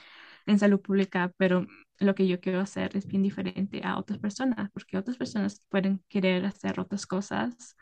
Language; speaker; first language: Spanish; early bilingual, heritage; Spanish